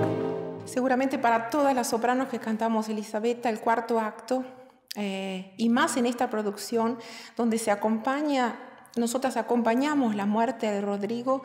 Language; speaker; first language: Spanish; native; Spanish